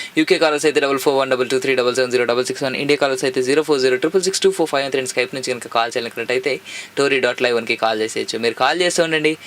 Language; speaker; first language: Telugu; native; Telugu